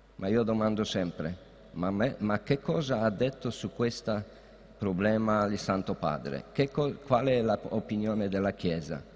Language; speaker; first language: Italian; non-native, fluent; Polish